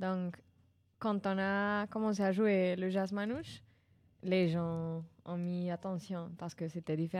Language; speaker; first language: French; non-native, learner; Spanish